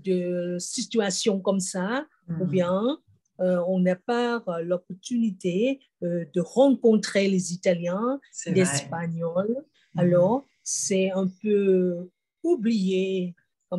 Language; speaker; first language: French; non-native, fluent; Thai